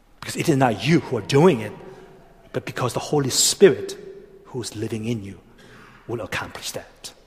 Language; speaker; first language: English; non-native, fluent; Korean